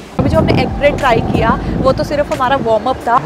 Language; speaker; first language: Hindi; native; Hindi